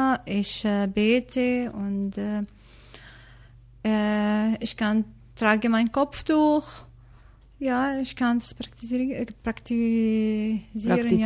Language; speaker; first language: German; non-native, learner; Arabic